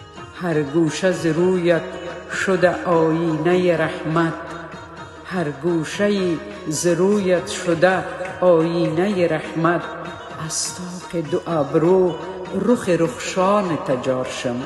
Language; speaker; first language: Persian; native; Persian